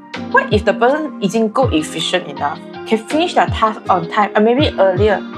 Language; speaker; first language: English; non-native, local second language; Chinese